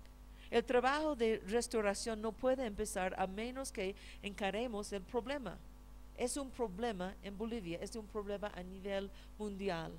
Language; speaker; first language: Spanish; non-native, fluent; English